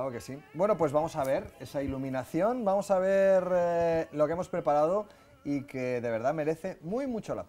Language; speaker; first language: Spanish; native; Spanish